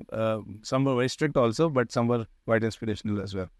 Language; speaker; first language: English; non-native, local second language; Hindi